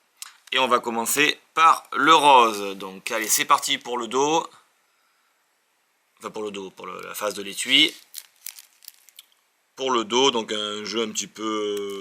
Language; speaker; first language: French; native; French